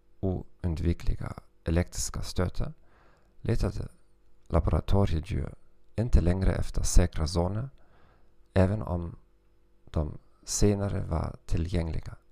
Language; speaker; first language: Swedish; non-native, fluent; German